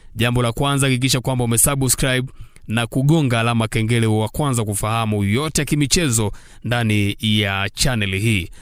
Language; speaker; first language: Swahili; native; Swahili